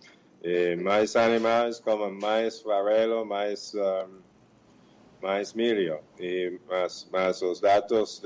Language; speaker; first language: Portuguese; non-native, fluent; English